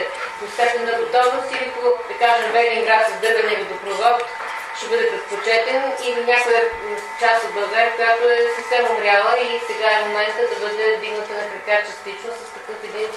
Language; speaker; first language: Bulgarian; native; Bulgarian